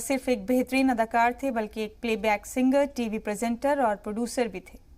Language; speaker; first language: Hindi; native; Hindi